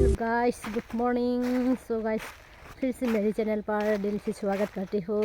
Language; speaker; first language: Hindi; non-native, local second language; Kok Borok